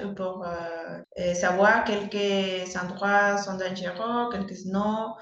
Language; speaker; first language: French; non-native, fluent; Spanish